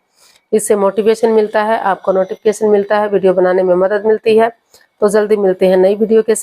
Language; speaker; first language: Hindi; native; Hindi